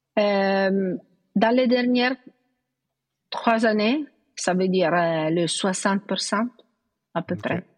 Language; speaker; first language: French; non-native, fluent; Italian